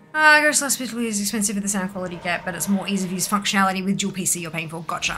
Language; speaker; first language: English; native; English